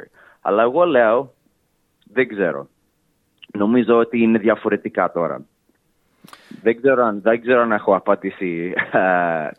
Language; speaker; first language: Greek; early bilingual, heritage; English